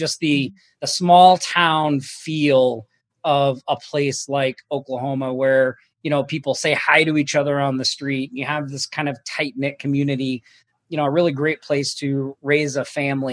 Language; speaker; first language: English; native; English